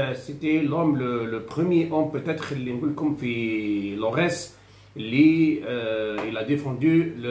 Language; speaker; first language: French; non-native, local second language; Arabic